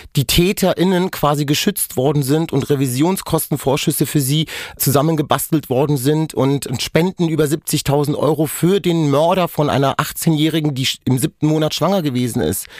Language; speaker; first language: German; non-native, local second language; Romany